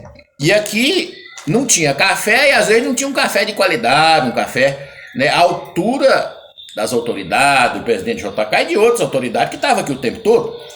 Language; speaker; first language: Portuguese; native; Portuguese